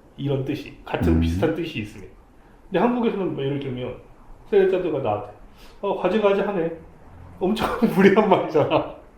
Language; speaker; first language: Korean; native; Korean